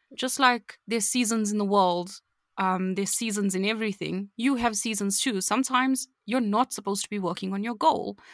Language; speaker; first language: English; native; English